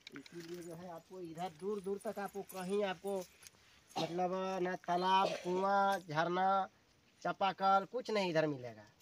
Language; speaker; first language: Hindi; native; Hindi